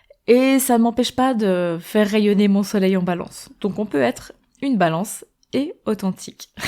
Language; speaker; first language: French; native; French